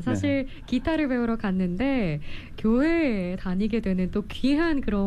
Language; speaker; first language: Korean; native; Korean